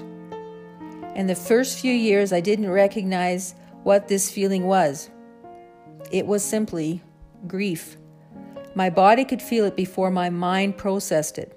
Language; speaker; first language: English; native; English